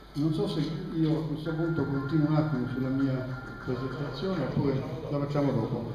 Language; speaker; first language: Italian; native; Italian